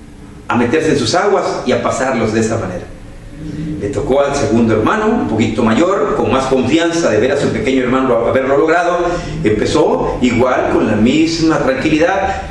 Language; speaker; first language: Spanish; native; Spanish